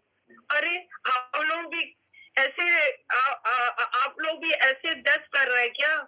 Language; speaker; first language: Hindi; non-native, local second language; Manipuri